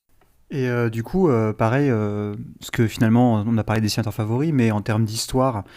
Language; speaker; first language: French; native; French